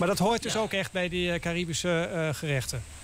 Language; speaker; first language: Dutch; native; Dutch